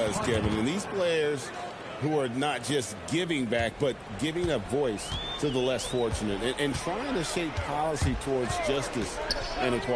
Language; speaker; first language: English; native; English